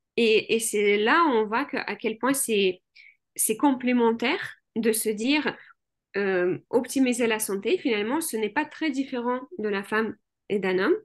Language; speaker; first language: French; early bilingual, other home language; Russian